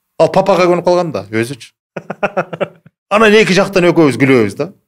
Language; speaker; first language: Kyrgyz; non-native, local second language; Russian